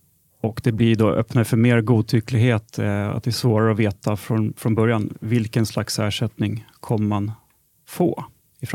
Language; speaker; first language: Swedish; native; Swedish